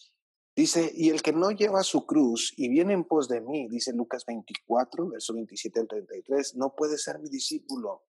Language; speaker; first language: Spanish; native; Spanish